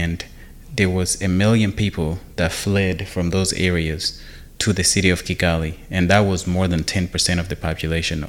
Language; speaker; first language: English; non-native, local second language; Kinyarwanda